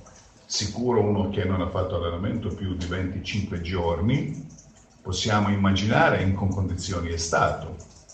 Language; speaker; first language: Italian; non-native, fluent; Croatian